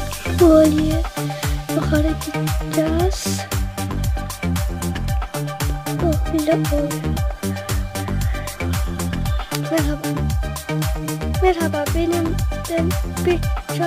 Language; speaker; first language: Turkish; non-native, learner; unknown